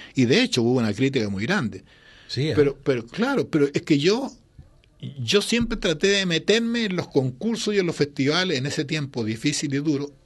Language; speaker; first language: Spanish; native; Spanish